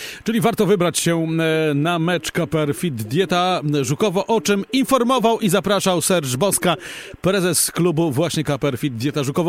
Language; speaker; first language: Polish; native; Polish